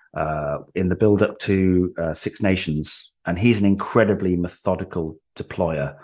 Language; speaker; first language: English; native; English